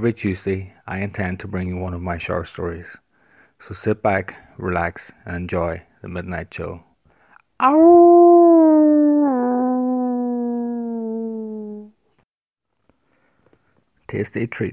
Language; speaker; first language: English; native; English